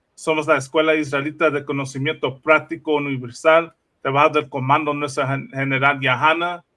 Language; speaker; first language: Spanish; early bilingual, heritage; Spanish